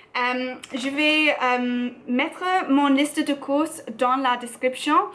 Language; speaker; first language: French; non-native, learner; English